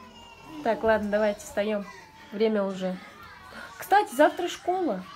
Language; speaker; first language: Russian; native; Russian